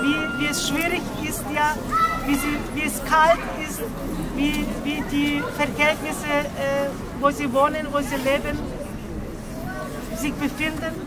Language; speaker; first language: German; non-native, learner; Ukrainian